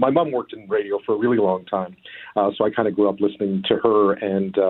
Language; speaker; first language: English; native; English